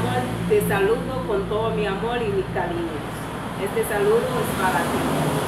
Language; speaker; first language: Spanish; non-native, local second language; Haitian Creole